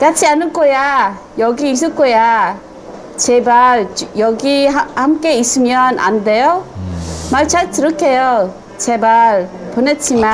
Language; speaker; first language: Korean; early bilingual, heritage; Korean